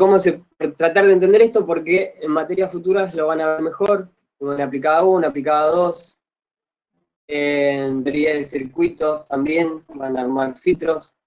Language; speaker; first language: Spanish; native; Spanish